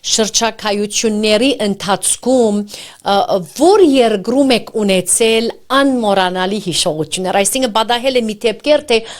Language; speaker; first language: Armenian; early bilingual, heritage; Armenian